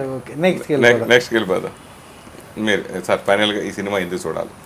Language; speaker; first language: Telugu; native; Telugu